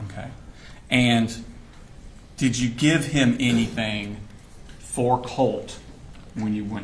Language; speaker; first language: English; native; English